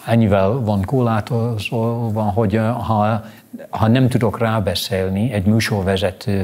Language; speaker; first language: Hungarian; non-native, fluent; English